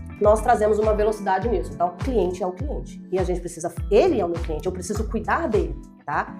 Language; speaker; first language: Portuguese; native; Portuguese